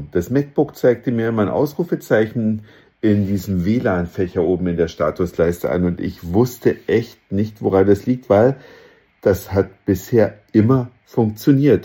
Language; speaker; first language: German; native; German